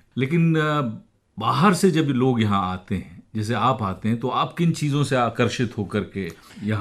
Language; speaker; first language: Hindi; native; Hindi